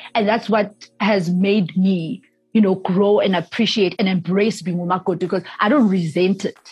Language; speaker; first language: English; non-native, local second language; Zulu